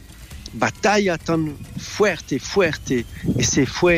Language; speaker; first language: Spanish; non-native, fluent; French